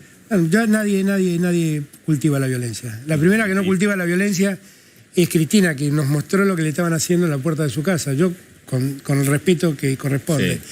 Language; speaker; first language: Spanish; native; Spanish